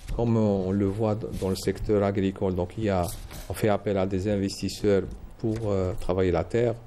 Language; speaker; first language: French; non-native, local second language; Arabic